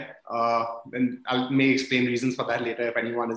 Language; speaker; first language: English; non-native, local second language; Hindi